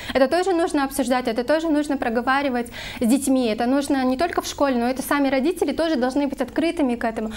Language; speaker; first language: Russian; non-native, local second language; Kyrgyz